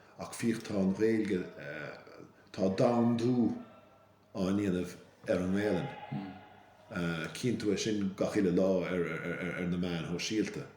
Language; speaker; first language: Irish; native; Irish